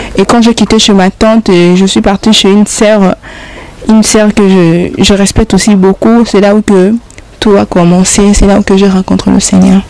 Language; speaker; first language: French; non-native, local second language; Lingala